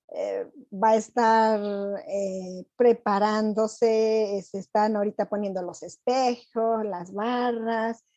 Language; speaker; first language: Spanish; native; Spanish